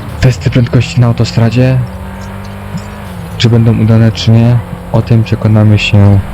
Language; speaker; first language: Polish; native; Polish